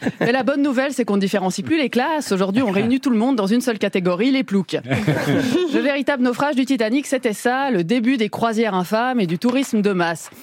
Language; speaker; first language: French; native; French